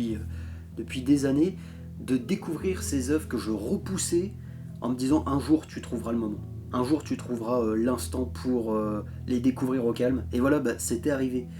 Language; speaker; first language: French; native; French